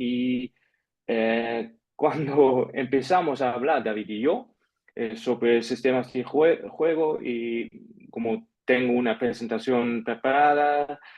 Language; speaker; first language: Spanish; non-native, fluent; German